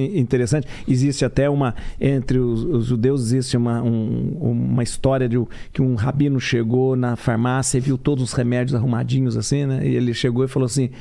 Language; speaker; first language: Portuguese; native; Portuguese